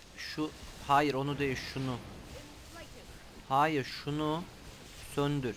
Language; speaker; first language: Turkish; native; Turkish